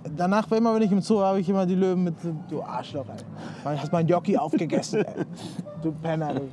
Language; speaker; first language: German; early bilingual, other home language; Spanish